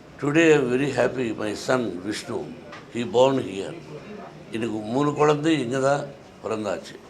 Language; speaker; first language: Tamil; non-native, learner; Telugu